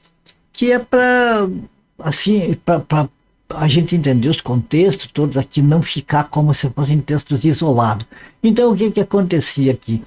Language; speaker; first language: Portuguese; native; Portuguese